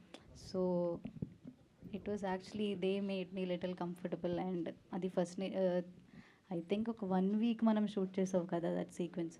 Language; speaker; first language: Telugu; non-native, fluent; Malayalam